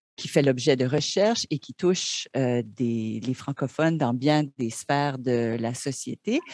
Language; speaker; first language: French; native; French